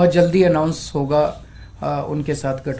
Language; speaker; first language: Hindi; native; Hindi